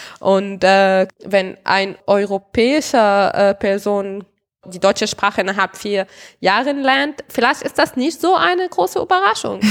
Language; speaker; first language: German; non-native, fluent; Arabic